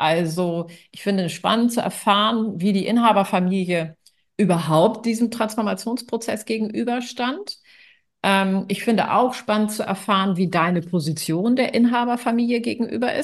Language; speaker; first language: German; native; German